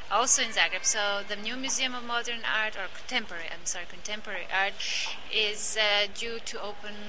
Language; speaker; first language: English; non-native, fluent; Croatian